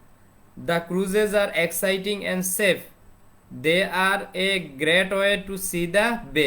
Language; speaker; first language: English; non-native, fluent; Bangla